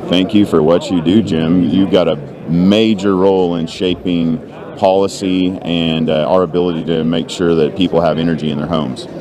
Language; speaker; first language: English; native; English